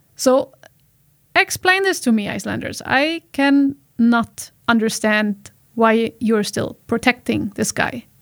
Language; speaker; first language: English; non-native, fluent; German